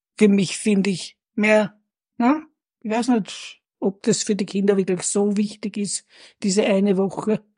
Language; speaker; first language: German; native; German